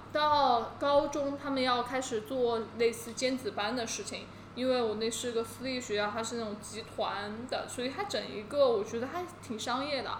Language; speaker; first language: Chinese; native; Chinese